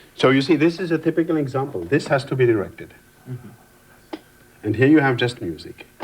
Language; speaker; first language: English; non-native, fluent; French